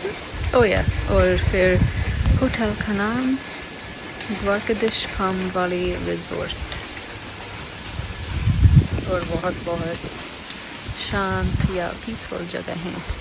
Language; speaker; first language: Hindi; non-native, learner; English